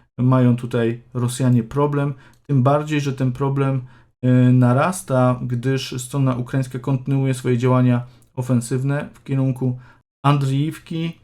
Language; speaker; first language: Polish; native; Polish